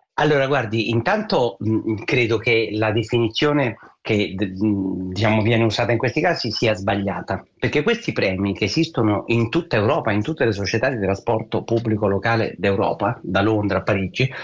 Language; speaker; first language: Italian; native; Italian